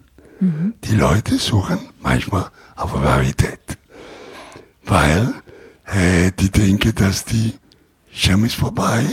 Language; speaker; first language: German; non-native, learner; Italian